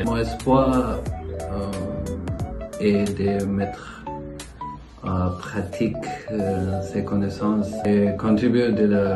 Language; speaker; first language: French; non-native, fluent; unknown